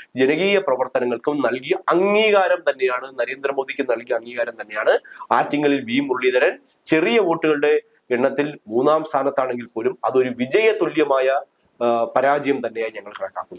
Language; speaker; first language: Malayalam; native; Malayalam